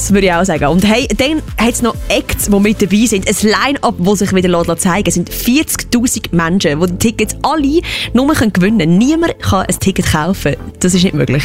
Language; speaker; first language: German; native; German